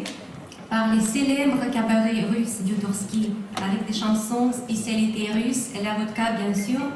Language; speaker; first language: French; non-native, fluent; Russian